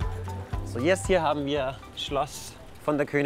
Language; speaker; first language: German; non-native, learner; Danish